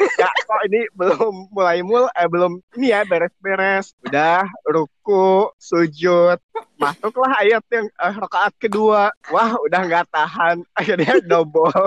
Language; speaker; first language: Indonesian; native; Indonesian